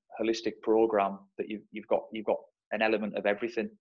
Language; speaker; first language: English; native; English